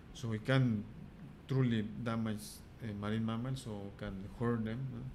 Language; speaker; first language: English; non-native, fluent; Spanish